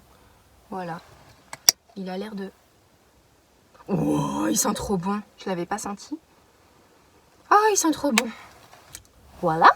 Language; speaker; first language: French; native; French